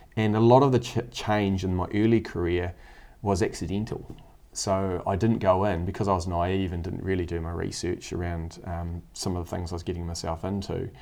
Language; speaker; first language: English; native; English